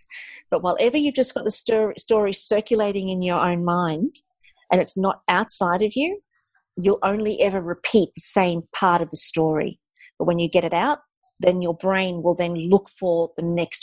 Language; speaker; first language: English; native; English